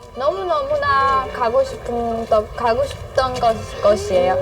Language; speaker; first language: Korean; non-native, fluent; Persian